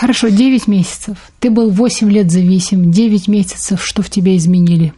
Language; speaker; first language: Russian; native; Russian